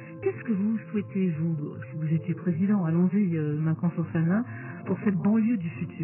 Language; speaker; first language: French; native; French